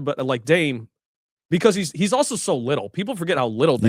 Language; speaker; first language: English; native; English